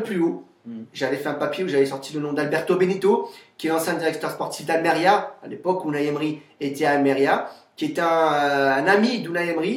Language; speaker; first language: French; native; French